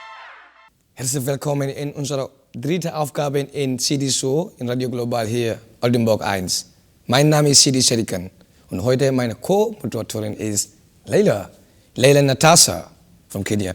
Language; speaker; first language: German; non-native, fluent; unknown